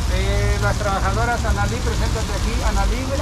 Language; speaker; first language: Spanish; native; Spanish